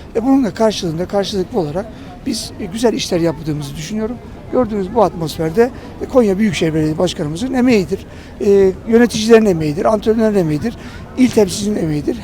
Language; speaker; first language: Turkish; native; Turkish